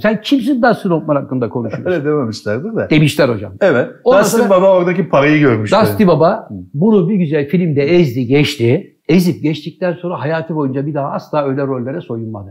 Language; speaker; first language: Turkish; native; Turkish